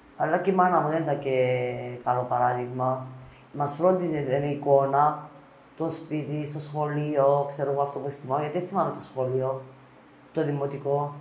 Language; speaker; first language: Greek; native; Greek